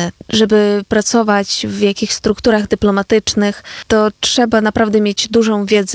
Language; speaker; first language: Polish; non-native, fluent; Ukrainian